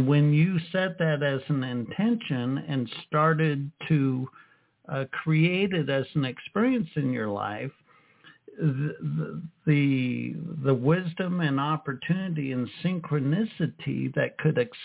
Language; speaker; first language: English; native; English